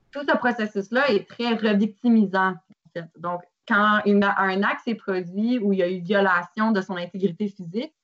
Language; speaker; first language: French; native; French